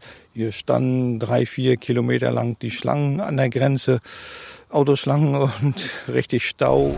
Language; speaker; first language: German; native; German